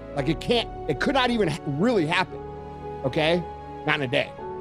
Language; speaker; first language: English; native; English